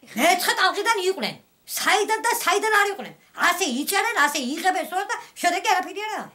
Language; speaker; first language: Georgian; native; Georgian